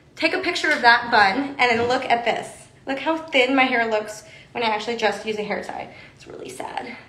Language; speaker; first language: English; native; English